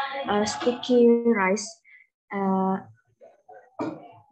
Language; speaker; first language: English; non-native, learner; Indonesian